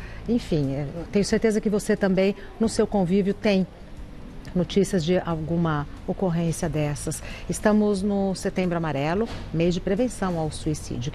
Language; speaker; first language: Portuguese; native; Portuguese